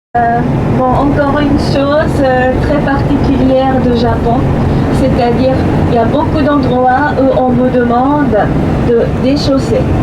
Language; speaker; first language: French; non-native, fluent; Japanese